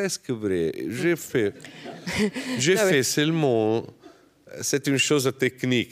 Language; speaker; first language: French; non-native, fluent; Italian